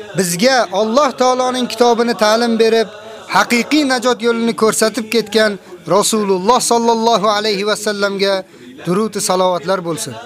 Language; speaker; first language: Uzbek; native; Uzbek